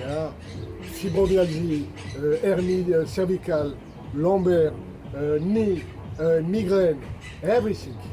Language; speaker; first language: English; non-native, learner; French